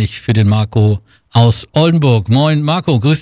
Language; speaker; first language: German; native; German